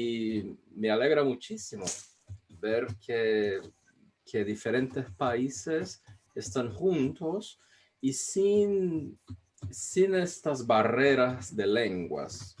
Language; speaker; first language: Spanish; non-native, fluent; Portuguese